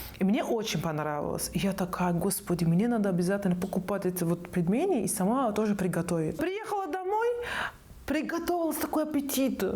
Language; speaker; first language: Russian; non-native, fluent; Persian